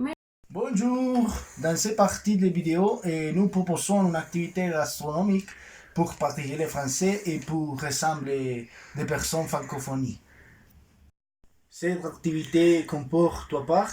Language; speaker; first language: French; non-native, learner; Spanish